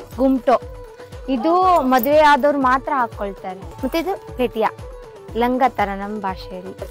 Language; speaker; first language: Kannada; non-native, local second language; Lambadi